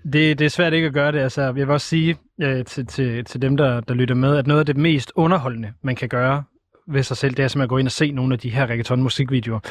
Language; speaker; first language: Danish; native; Danish